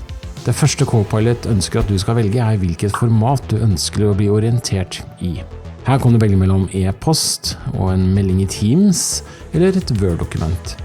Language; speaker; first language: Norwegian; native; Norwegian